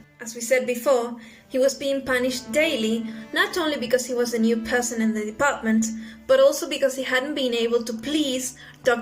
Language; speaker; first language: English; non-native, fluent; Spanish